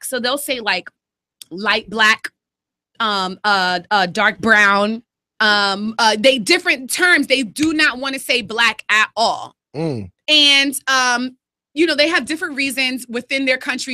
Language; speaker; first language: English; native; English